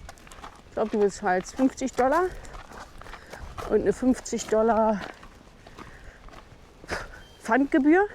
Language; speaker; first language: German; native; German